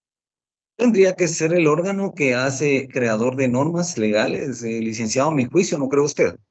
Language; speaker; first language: Spanish; native; Spanish